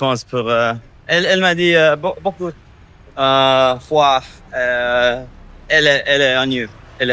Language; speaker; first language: French; non-native, learner; English